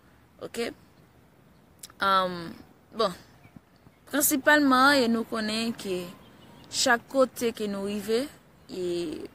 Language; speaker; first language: French; non-native, learner; Haitian Creole